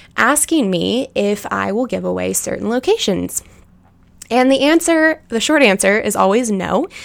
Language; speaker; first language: English; native; English